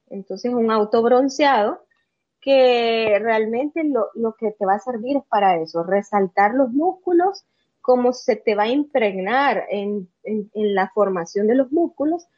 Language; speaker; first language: Spanish; native; Spanish